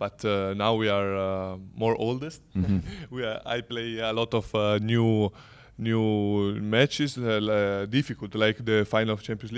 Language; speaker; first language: English; non-native, learner; Italian